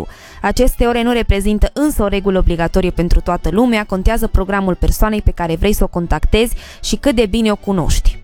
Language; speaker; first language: Romanian; native; Romanian